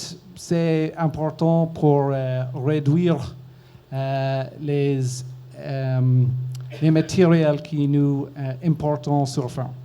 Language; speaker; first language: French; non-native, learner; English